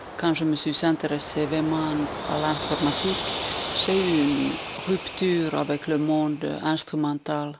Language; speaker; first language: French; non-native, fluent; Finnish